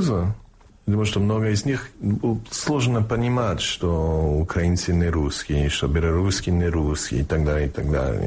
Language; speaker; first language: Russian; non-native, fluent; English